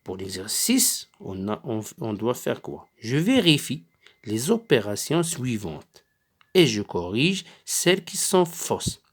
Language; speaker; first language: French; non-native, local second language; Arabic